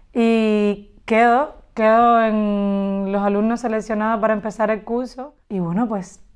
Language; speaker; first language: Spanish; native; Spanish